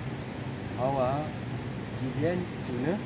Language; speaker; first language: Chinese; non-native, learner; Malay